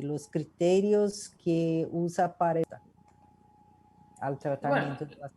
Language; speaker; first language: Spanish; non-native, fluent; Portuguese